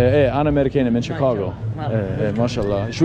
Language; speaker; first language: Arabic; non-native, learner; English